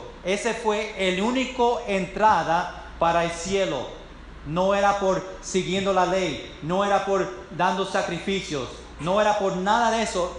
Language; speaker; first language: Spanish; non-native, fluent; English